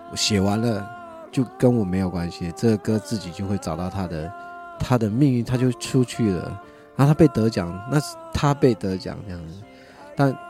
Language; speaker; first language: Chinese; native; Chinese